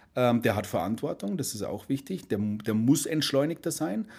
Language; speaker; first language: German; native; German